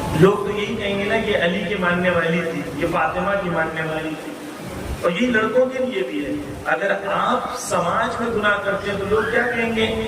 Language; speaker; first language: Urdu; native; Urdu